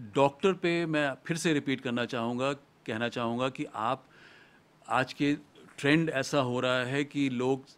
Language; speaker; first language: Hindi; native; Hindi